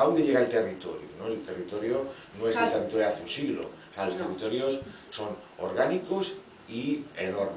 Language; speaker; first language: Spanish; native; Spanish